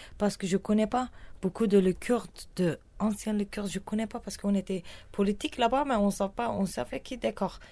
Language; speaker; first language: French; non-native, learner; Kurdish